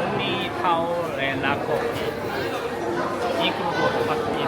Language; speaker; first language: Thai; non-native, learner; Korean